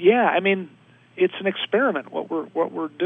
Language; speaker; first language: English; native; English